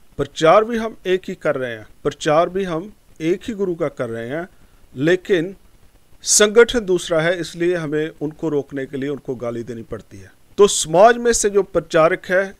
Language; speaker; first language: Hindi; non-native, local second language; Punjabi